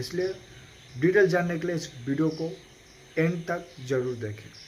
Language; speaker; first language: Hindi; non-native, local second language; Odia